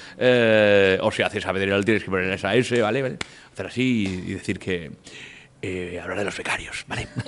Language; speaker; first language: Spanish; non-native, local second language; Catalan